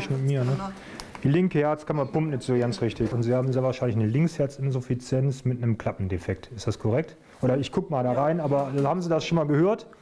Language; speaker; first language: German; native; German